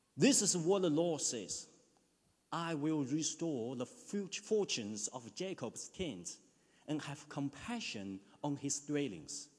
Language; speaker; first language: English; non-native, fluent; Chinese